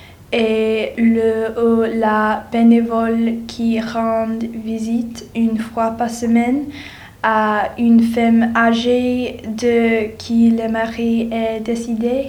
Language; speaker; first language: French; non-native, learner; English